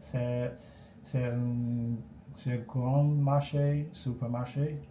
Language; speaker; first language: French; non-native, learner; Chinese